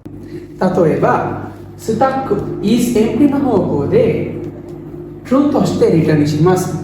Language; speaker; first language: Japanese; non-native, learner; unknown